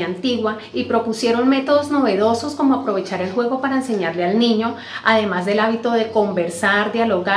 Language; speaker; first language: Spanish; native; Spanish